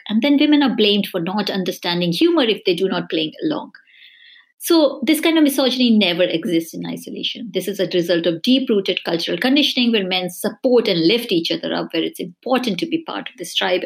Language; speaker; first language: English; non-native, local second language; Hindi